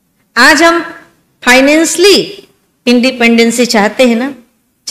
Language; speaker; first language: Hindi; native; Hindi